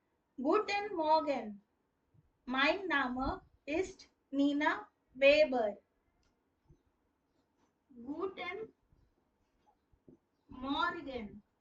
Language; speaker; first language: German; non-native, fluent; Hindi